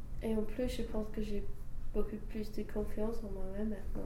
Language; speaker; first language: French; non-native, fluent; English